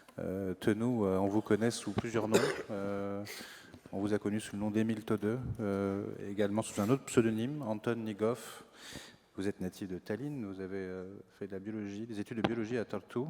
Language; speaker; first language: French; native; French